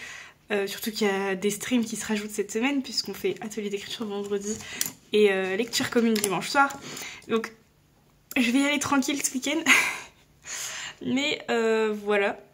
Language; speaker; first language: French; native; French